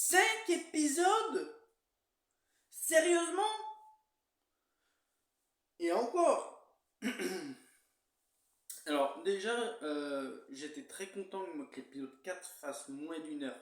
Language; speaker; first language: French; native; French